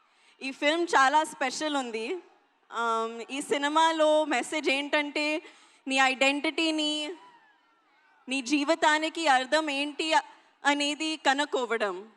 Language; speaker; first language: Telugu; non-native, learner; Hindi